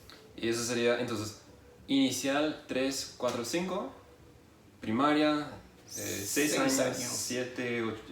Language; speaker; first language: Spanish; non-native, fluent; English